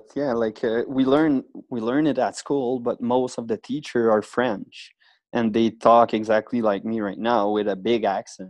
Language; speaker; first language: English; non-native, fluent; French